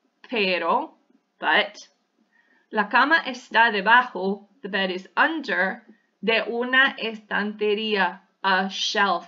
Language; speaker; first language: Spanish; non-native, fluent; English